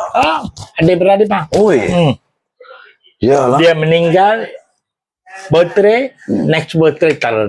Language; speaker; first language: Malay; non-native, local second language; Tamil